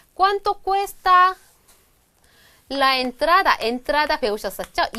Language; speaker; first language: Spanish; non-native, fluent; Korean